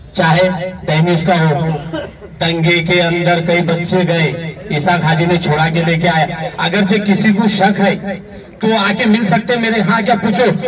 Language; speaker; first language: Hindi; native; Hindi